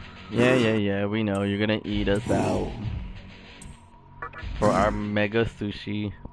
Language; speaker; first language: English; native; English